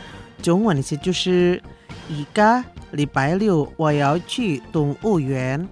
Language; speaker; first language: Chinese; early bilingual, heritage; Chinese